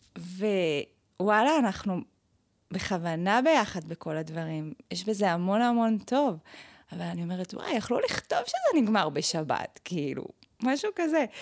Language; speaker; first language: Hebrew; native; Hebrew